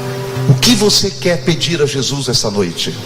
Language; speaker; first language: Portuguese; native; Portuguese